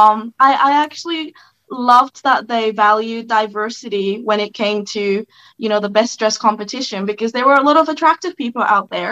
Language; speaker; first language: English; non-native, local second language; Japanese